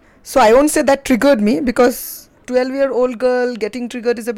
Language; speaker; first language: English; non-native, local second language; Bangla